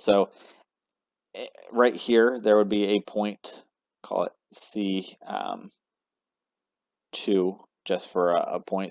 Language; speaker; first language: English; native; English